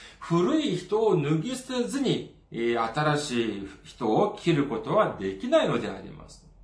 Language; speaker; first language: Japanese; non-native, fluent; Korean